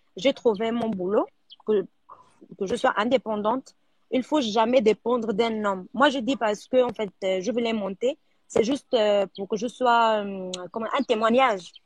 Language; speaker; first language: French; non-native, local second language; Arabic